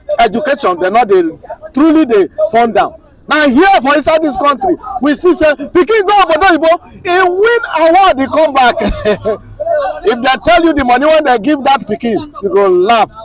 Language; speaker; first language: Nigerian Pidgin; native; Nigerian Pidgin